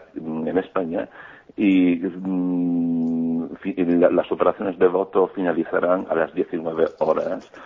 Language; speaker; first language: Spanish; non-native, fluent; Greek